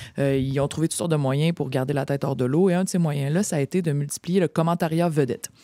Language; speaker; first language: French; native; French